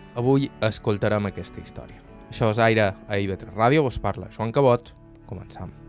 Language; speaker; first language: Catalan; native; Catalan